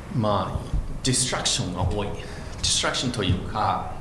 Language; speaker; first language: Japanese; non-native, fluent; English